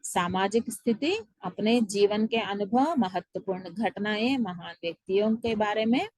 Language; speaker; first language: Hindi; non-native, local second language; Telugu